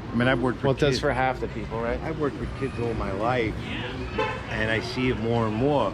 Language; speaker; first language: English; native; English